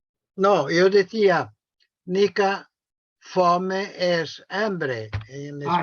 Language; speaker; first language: Spanish; non-native, fluent; Portuguese